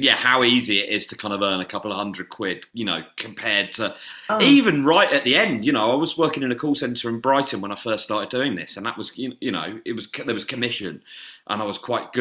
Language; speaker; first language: English; native; English